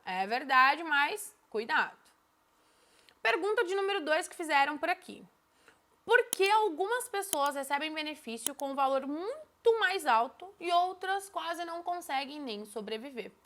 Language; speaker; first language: Portuguese; native; Portuguese